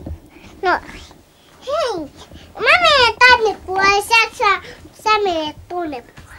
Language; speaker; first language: Finnish; early bilingual, other home language; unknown